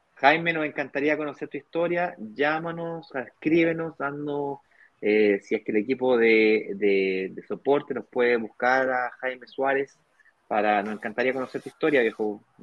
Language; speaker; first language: Spanish; native; Spanish